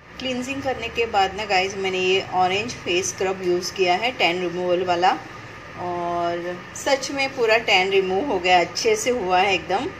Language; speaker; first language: Hindi; native; Hindi